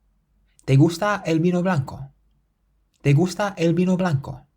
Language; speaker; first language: Spanish; non-native, fluent; English